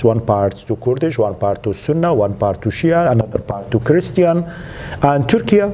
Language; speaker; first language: English; non-native, learner; Central Kurdish